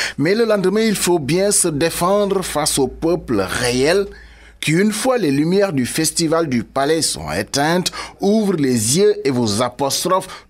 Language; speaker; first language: French; non-native, local second language; Wolof